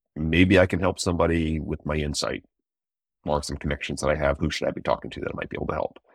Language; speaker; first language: English; native; English